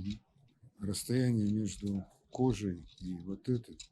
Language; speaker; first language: Russian; native; Russian